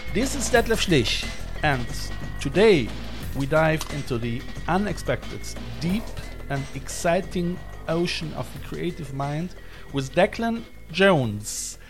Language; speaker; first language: English; non-native, fluent; German